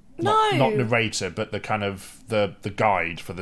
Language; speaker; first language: English; native; English